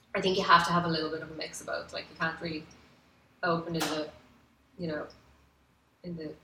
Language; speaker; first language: English; native; English